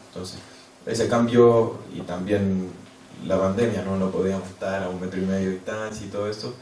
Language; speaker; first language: Spanish; native; Spanish